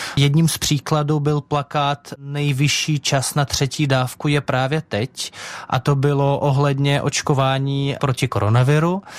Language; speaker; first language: Czech; non-native, fluent; Russian